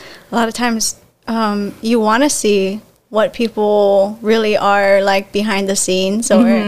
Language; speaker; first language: English; native; English